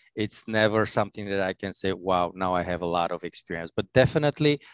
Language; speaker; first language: English; non-native, fluent; Romanian